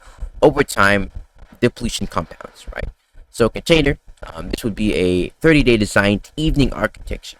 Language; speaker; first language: English; native; English